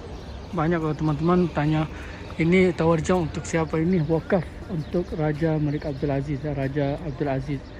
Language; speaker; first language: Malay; early bilingual, heritage; Malay